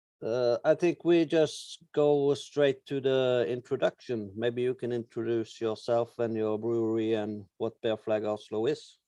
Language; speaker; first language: English; non-native, learner; Norwegian